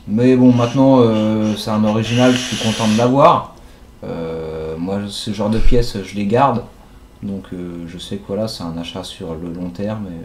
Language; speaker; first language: French; native; French